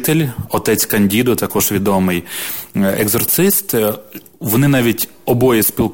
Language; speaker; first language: Ukrainian; native; Ukrainian